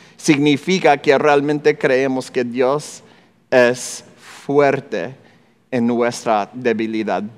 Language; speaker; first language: Spanish; non-native, fluent; English